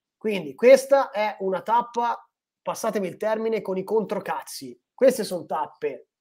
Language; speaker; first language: Italian; native; Italian